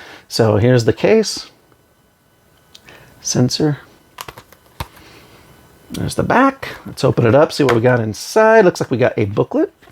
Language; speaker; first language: English; native; English